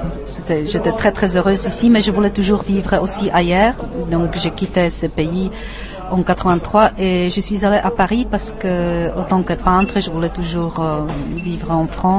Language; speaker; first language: French; non-native, fluent; Czech